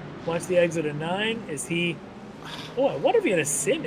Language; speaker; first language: English; native; English